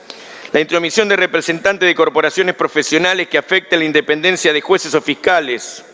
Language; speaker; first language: Spanish; native; Spanish